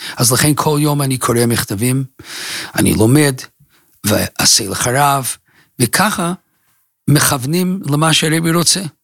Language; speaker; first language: Hebrew; non-native, fluent; English